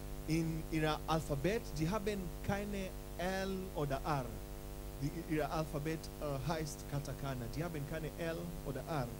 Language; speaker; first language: German; non-native, learner; English